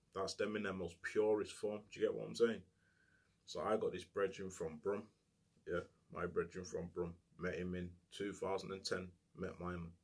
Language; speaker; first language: English; native; English